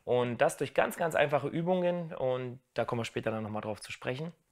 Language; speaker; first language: German; native; German